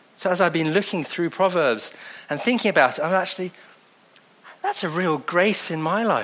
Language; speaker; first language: English; native; English